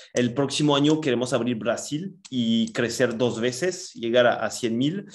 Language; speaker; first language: Spanish; non-native, fluent; French